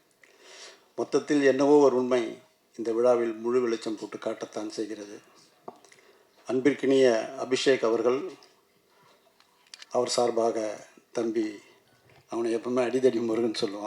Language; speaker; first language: Tamil; native; Tamil